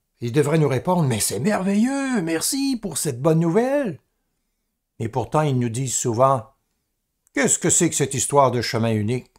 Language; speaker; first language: French; native; French